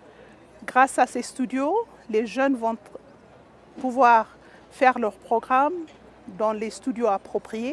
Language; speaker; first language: French; non-native, fluent; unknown